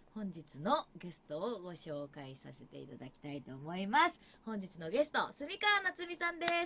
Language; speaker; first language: Japanese; native; Japanese